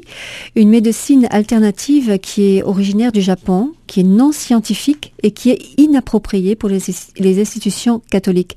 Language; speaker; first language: French; native; French